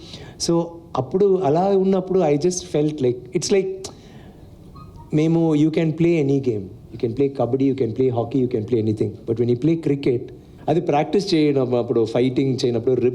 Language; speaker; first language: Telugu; non-native, learner; Tamil